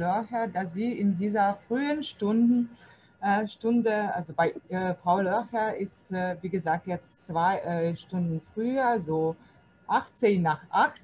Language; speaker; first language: German; non-native, fluent; Russian